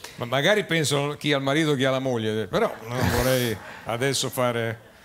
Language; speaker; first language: Italian; native; Italian